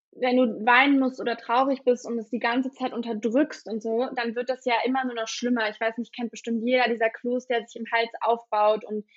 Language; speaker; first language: German; native; German